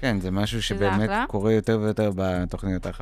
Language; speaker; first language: Hebrew; native; Hebrew